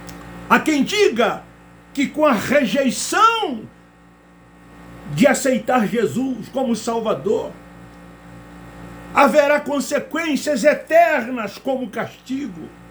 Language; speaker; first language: Portuguese; native; Portuguese